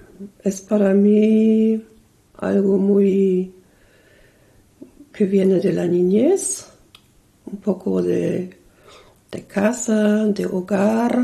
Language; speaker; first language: Spanish; early bilingual, other home language; German